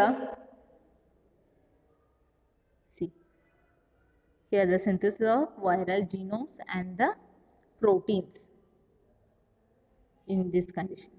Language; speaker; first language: English; non-native, local second language; Kannada